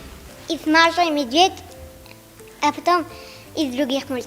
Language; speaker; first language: Russian; non-native, local second language; Tajik